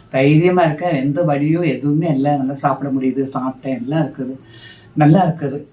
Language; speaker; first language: Tamil; non-native, local second language; Malayalam